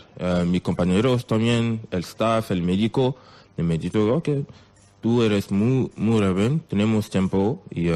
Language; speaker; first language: Spanish; non-native, learner; French